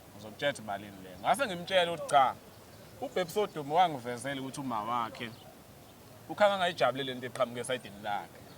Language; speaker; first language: Zulu; native; Zulu